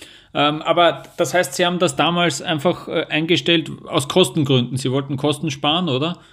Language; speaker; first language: German; native; German